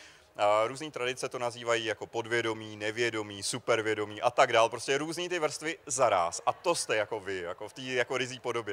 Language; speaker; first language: Czech; native; Czech